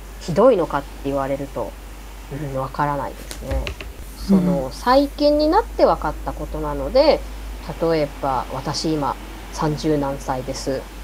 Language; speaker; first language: Japanese; native; Japanese